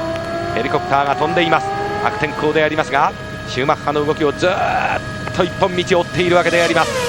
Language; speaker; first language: Japanese; native; Japanese